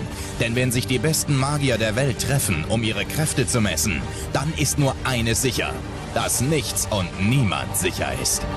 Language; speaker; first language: German; native; German